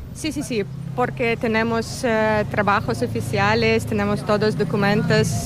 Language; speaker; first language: Spanish; non-native, learner; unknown